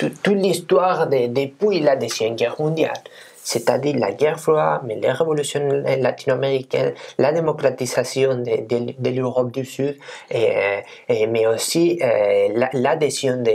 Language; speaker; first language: French; non-native, fluent; Spanish